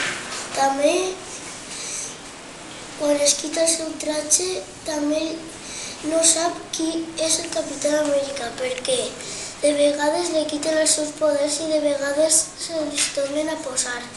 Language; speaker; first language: Catalan; non-native, local second language; Spanish